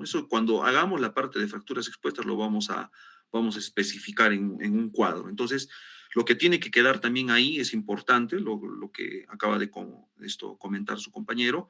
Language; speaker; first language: Spanish; native; Spanish